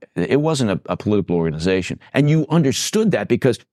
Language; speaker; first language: English; native; English